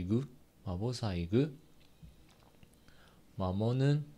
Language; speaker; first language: Korean; non-native, learner; Chinese